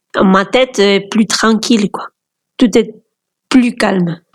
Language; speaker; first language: French; non-native, fluent; Spanish